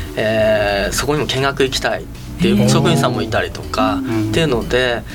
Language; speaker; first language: Japanese; native; Japanese